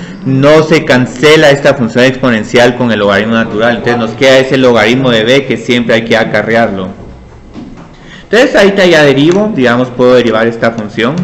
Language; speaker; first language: Spanish; native; Spanish